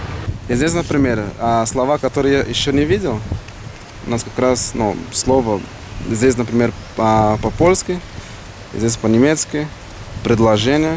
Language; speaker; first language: Russian; non-native, fluent; Portuguese